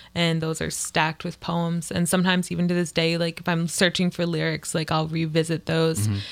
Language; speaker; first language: English; native; English